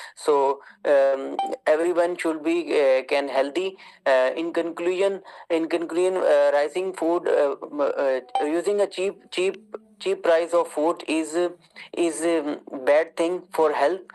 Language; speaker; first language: English; non-native, learner; Urdu